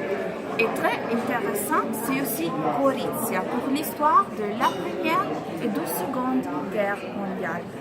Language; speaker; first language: French; non-native, fluent; Italian